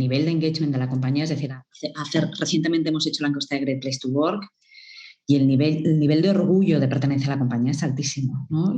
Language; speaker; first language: Spanish; native; Spanish